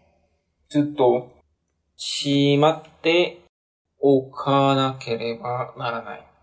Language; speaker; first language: Japanese; non-native, learner; Korean